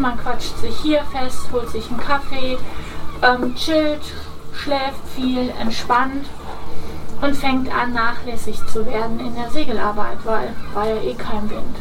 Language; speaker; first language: German; native; German